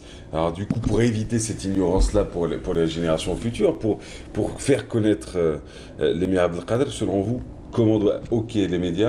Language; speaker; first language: French; non-native, local second language; Arabic